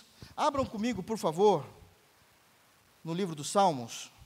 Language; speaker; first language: Portuguese; native; Portuguese